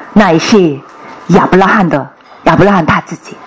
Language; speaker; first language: Chinese; non-native, fluent; Korean